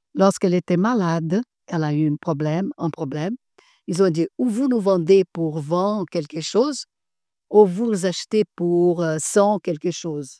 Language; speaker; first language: French; non-native, fluent; Portuguese